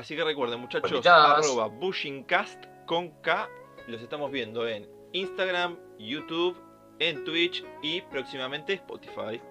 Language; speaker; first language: Spanish; native; Spanish